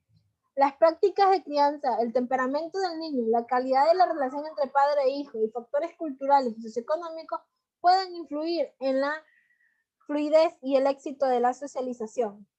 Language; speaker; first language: Spanish; native; Spanish